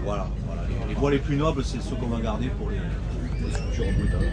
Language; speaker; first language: French; native; French